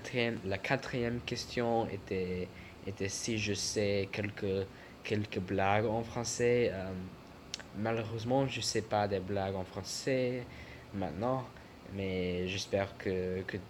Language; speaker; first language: French; non-native, learner; English